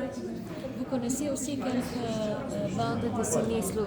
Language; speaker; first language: French; non-native, fluent; Slovenian